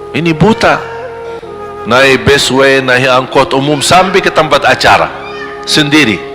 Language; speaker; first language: Malay; non-native, fluent; Arabic